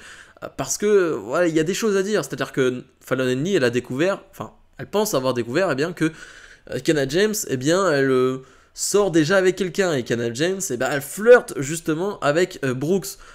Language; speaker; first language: French; native; French